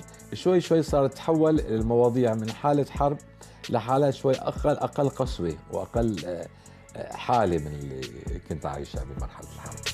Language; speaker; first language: Arabic; native; Arabic